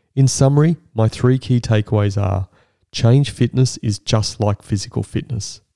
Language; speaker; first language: English; native; English